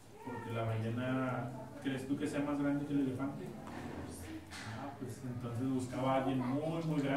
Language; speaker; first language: Spanish; native; Spanish